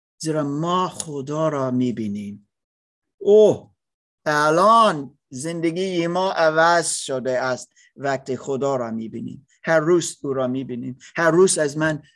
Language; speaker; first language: Persian; non-native, learner; English